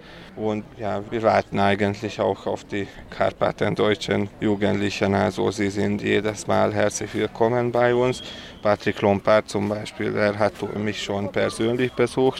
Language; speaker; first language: German; non-native, local second language; Hungarian